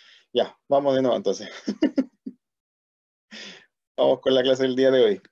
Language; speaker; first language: Spanish; native; Spanish